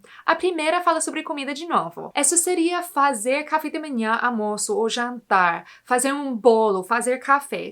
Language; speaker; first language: Portuguese; non-native, fluent; English